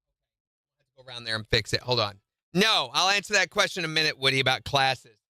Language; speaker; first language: English; native; English